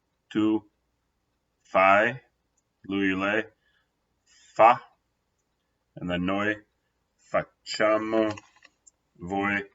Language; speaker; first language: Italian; non-native, fluent; English